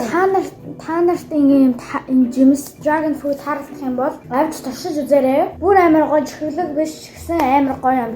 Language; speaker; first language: Mongolian; early bilingual, heritage; Mongolian